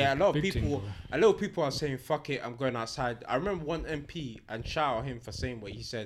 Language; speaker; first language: English; native; English